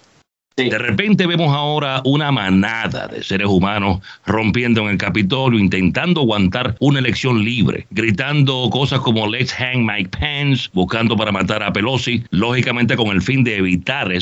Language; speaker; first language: Spanish; native; Spanish